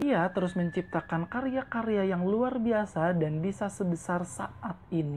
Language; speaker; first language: Indonesian; native; Indonesian